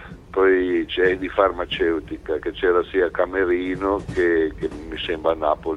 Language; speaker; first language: Italian; native; Italian